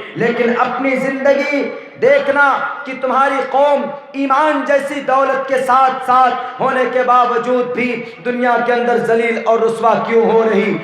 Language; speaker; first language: Urdu; native; Urdu